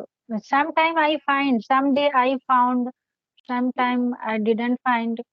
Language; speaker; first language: English; non-native, learner; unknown